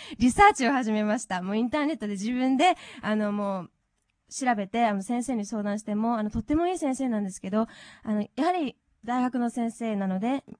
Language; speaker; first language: Japanese; native; Japanese